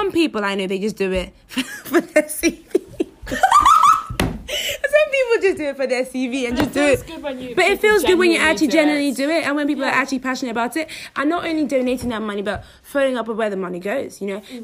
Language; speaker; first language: English; non-native, local second language; Yoruba